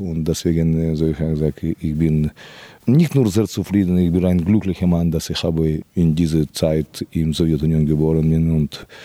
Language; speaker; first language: German; non-native, fluent; Russian